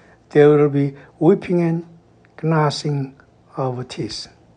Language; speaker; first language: English; non-native, fluent; Korean